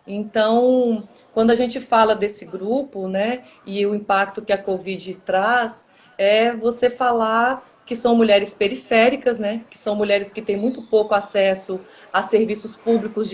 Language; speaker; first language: Portuguese; native; Portuguese